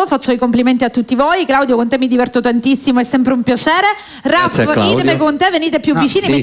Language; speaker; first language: Italian; native; Italian